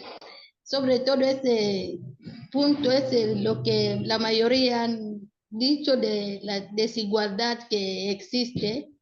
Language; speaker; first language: Spanish; non-native, local second language; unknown